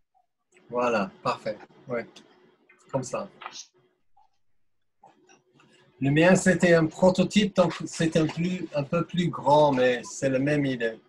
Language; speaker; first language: French; non-native, fluent; English